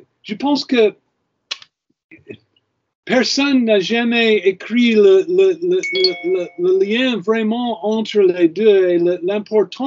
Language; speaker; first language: French; non-native, fluent; English